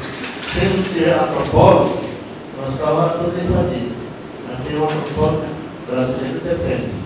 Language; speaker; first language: Portuguese; non-native, local second language; Yanomámi